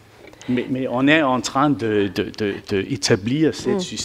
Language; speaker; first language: French; non-native, fluent; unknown